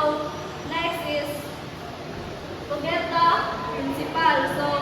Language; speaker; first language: English; non-native, local second language; Cebuano